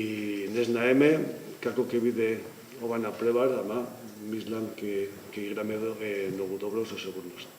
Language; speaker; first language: Macedonian; non-native, learner; Spanish